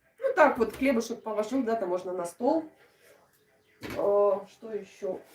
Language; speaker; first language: Russian; native; Russian